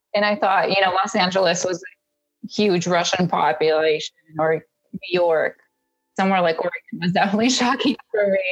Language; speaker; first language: English; early bilingual, other home language; Russian